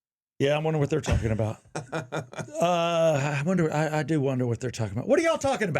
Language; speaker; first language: English; native; English